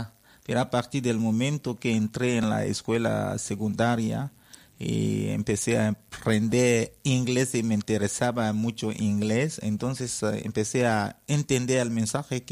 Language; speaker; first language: Spanish; non-native, fluent; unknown